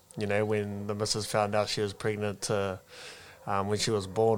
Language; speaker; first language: English; non-native, local second language; Māori